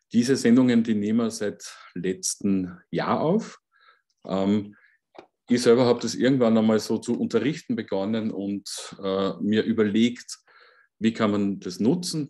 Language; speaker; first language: German; native; German